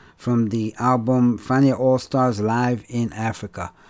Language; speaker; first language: English; native; English